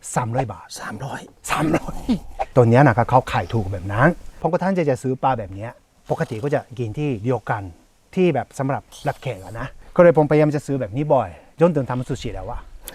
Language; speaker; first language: Thai; native; Thai